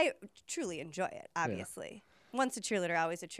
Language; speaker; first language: English; native; English